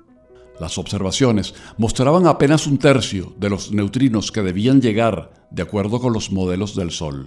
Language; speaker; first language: Spanish; native; Spanish